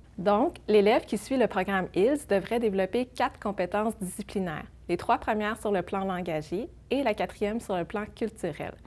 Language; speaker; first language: French; early bilingual, other home language; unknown